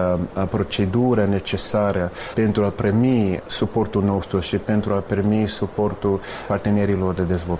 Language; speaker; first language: Romanian; non-native, fluent; English